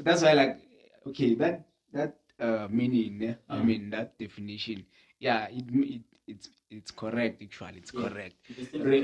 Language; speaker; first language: English; non-native, local second language; Northern Sotho